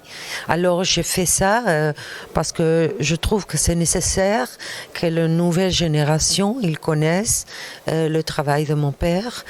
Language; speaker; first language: French; non-native, fluent; Arabic